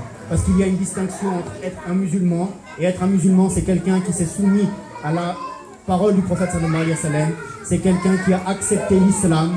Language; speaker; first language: French; native; French